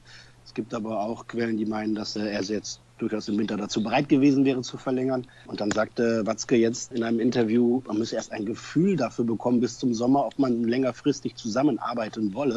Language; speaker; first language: German; native; German